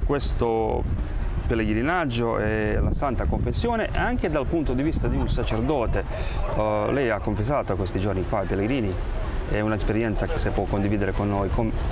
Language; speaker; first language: Italian; non-native, fluent; Croatian